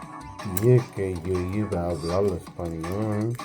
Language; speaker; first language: Spanish; non-native, learner; English